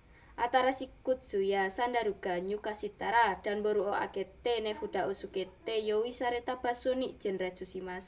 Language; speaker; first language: Japanese; non-native, learner; Indonesian